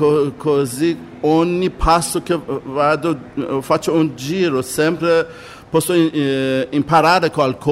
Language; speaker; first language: Italian; non-native, learner; Persian